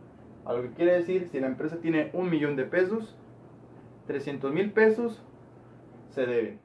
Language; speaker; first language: Spanish; native; Spanish